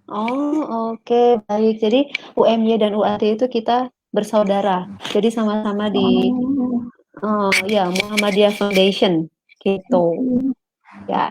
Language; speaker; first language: Indonesian; native; Indonesian